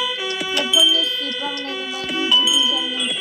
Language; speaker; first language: French; early bilingual, other home language; Portuguese